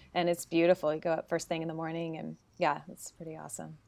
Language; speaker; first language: English; native; English